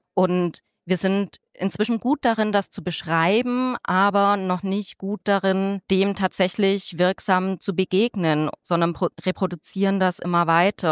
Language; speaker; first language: German; native; German